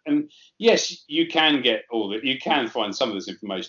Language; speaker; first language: English; native; English